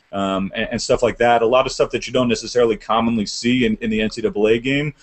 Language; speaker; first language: English; native; English